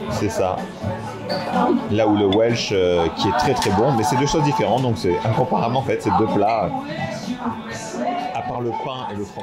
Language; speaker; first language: French; native; French